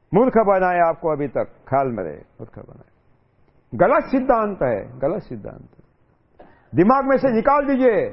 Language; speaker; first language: Hindi; non-native, local second language; Marathi